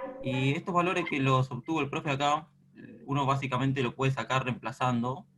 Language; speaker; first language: Spanish; native; Spanish